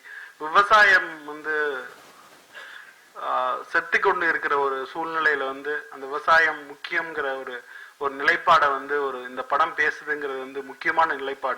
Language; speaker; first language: Tamil; native; Tamil